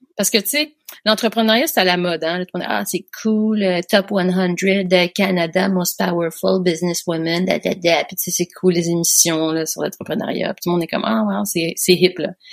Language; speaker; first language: French; native; French